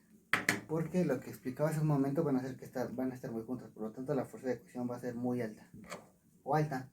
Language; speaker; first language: Spanish; native; Spanish